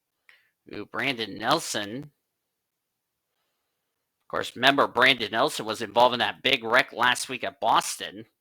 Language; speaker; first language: English; native; English